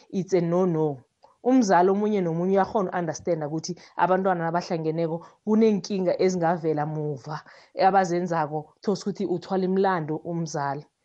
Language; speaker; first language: Zulu; non-native, local second language; South Ndebele